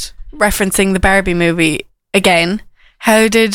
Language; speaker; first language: English; native; English